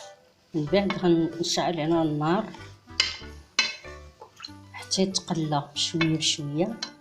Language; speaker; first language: Arabic; native; Arabic